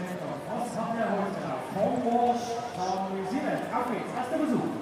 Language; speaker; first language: German; native; German